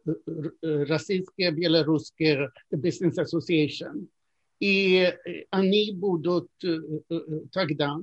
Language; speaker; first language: Russian; non-native, fluent; Swedish